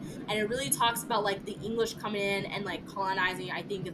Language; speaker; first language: English; early bilingual, other home language; French